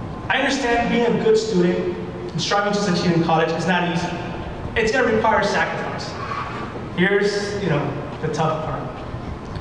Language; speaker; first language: English; early bilingual, other home language; Spanish